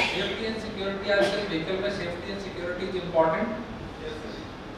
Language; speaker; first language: English; non-native, local second language; Hindi